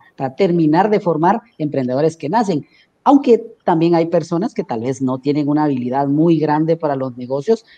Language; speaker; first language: Spanish; native; Spanish